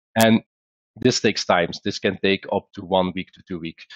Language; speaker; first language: English; non-native, fluent; Dutch